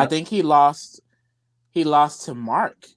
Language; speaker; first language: English; native; English